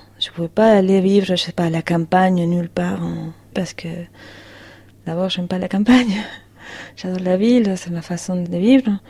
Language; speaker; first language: French; non-native, fluent; Spanish